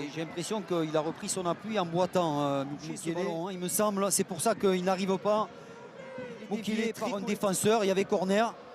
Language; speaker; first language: French; native; French